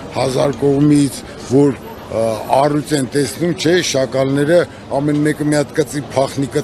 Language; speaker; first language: Armenian; native; Armenian